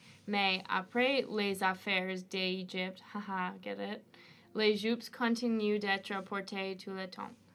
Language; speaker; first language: French; non-native, learner; English